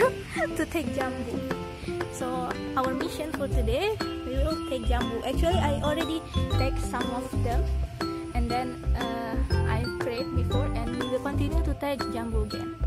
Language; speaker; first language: English; non-native, learner; Indonesian